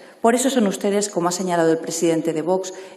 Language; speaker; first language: Spanish; native; Spanish